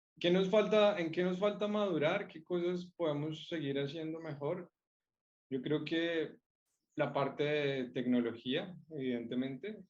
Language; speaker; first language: Spanish; native; Spanish